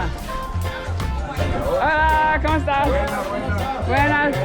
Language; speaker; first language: Spanish; non-native, learner; English